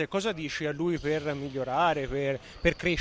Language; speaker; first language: Italian; native; Italian